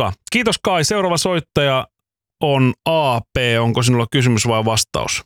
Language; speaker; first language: Finnish; native; Finnish